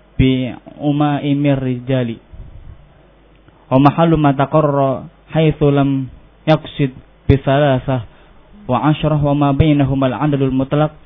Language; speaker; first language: Arabic; non-native, fluent; Indonesian